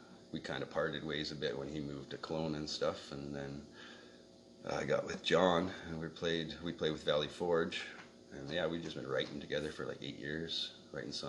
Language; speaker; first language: English; native; English